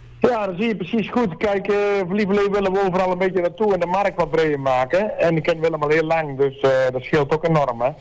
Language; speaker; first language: Dutch; native; Dutch